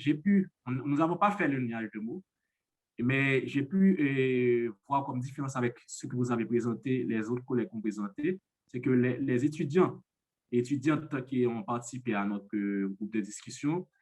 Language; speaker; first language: French; non-native, local second language; Haitian Creole